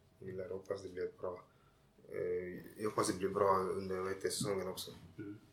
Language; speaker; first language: Swedish; early bilingual, other home language; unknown